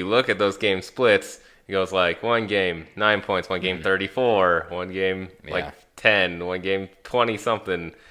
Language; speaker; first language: English; native; English